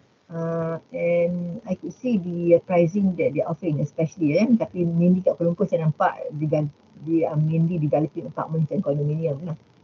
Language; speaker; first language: English; non-native, local second language; Malay